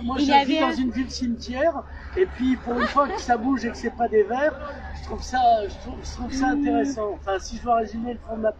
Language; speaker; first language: French; native; French